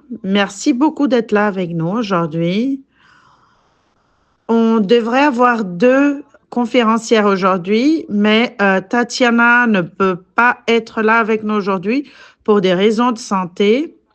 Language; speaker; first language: French; non-native, fluent; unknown